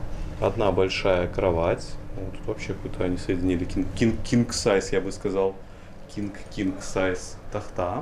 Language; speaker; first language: Russian; native; Russian